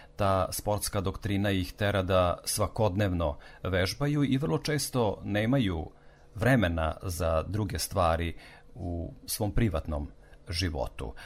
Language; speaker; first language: Serbian; native; Serbian